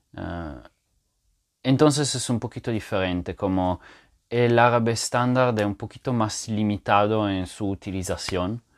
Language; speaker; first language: Spanish; non-native, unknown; French